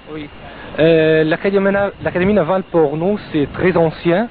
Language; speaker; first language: French; non-native, fluent; Arabic